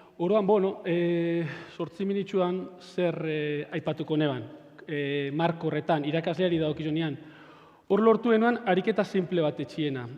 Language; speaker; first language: Basque; native; Basque